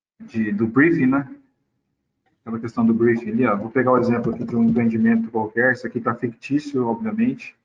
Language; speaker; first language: Portuguese; native; Portuguese